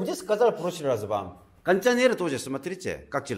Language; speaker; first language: Russian; non-native, learner; Korean